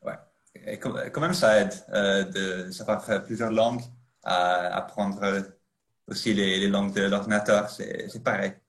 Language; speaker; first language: French; non-native, fluent; Italian